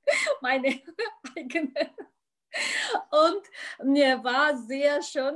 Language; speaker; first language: German; non-native, learner; Russian